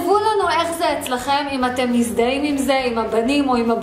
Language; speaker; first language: Hebrew; native; Hebrew